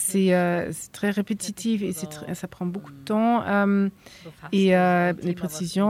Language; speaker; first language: French; non-native, fluent; German